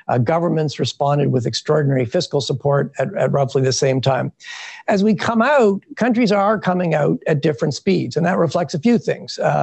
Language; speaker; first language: English; native; English